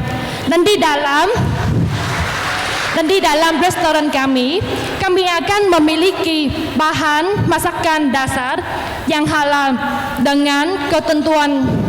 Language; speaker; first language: Indonesian; non-native, learner; Vietnamese